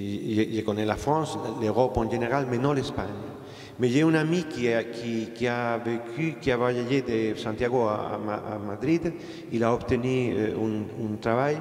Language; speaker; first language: French; non-native, fluent; Spanish